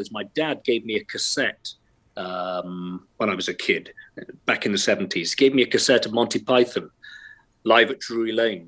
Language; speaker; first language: English; native; English